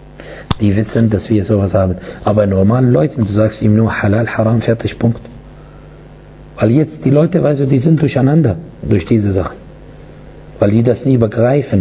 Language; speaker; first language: German; non-native, fluent; Arabic